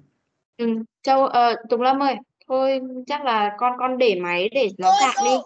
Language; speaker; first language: Vietnamese; native; Vietnamese